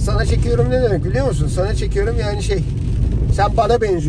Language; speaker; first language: Turkish; native; Turkish